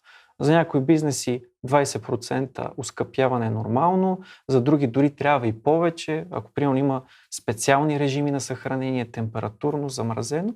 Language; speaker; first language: Bulgarian; native; Bulgarian